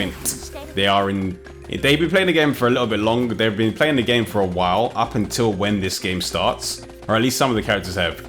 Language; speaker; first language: English; native; English